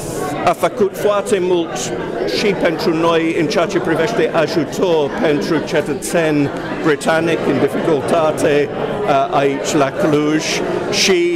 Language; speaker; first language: Romanian; non-native, fluent; English